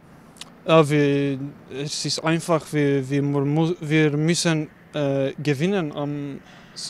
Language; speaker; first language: German; non-native, learner; Bosnian